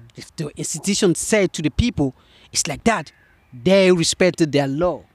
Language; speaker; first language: English; non-native, fluent; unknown